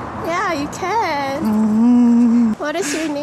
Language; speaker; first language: English; non-native, learner; Korean